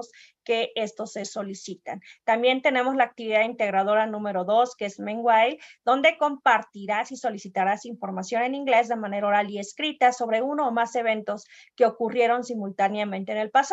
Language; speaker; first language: Spanish; native; Spanish